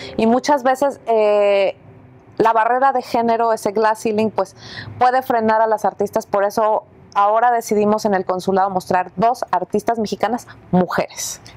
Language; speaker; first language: Spanish; native; Spanish